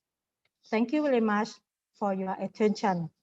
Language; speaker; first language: English; non-native, learner; Thai